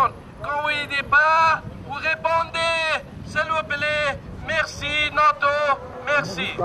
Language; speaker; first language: French; non-native, learner; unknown